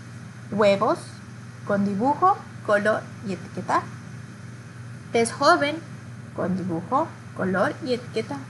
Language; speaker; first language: Spanish; early bilingual, heritage; Spanish